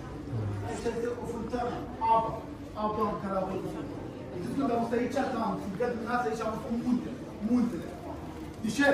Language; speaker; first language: Romanian; non-native, learner; Arabic